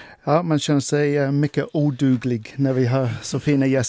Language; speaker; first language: Swedish; non-native, fluent; English